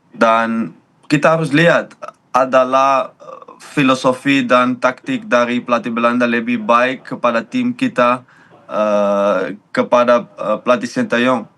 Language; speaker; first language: Indonesian; non-native, fluent; Dutch